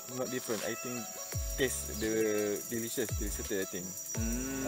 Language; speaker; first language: English; non-native, learner; Malay